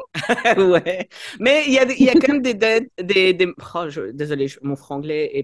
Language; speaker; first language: French; native; French